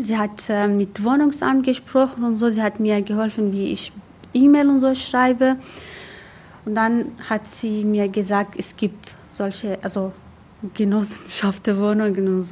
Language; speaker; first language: German; non-native, learner; Arabic